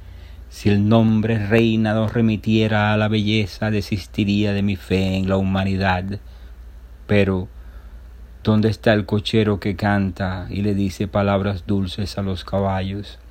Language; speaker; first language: Spanish; native; Spanish